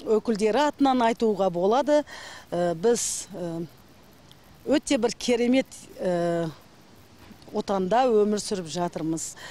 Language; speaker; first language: Kazakh; non-native, local second language; Uzbek